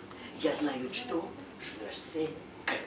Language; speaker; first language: French; non-native, learner; Russian